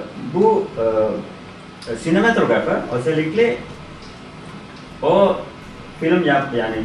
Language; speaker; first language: Turkish; non-native, learner; Sinhala